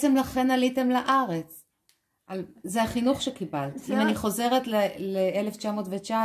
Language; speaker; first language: Hebrew; native; Hebrew